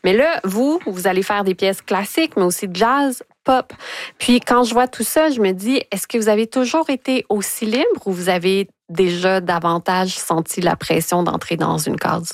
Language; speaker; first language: French; native; French